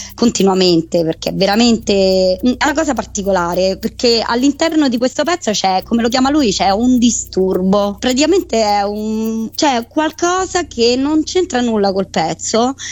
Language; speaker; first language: Italian; native; Italian